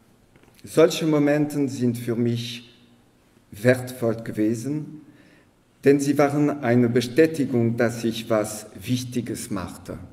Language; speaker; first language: German; non-native, local second language; French